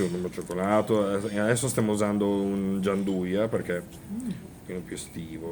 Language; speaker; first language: Italian; native; Italian